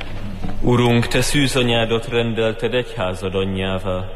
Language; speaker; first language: Hungarian; native; Hungarian